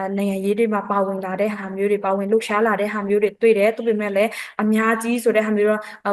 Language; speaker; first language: Burmese; non-native, local second language; Pa'o Karen